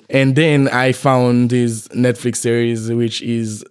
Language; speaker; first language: English; non-native, fluent; Haitian Creole